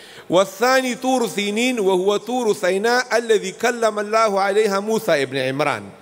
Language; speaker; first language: Arabic; non-native, fluent; Urdu